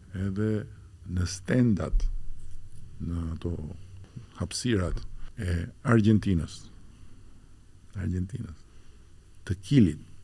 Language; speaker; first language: Albanian; native; Albanian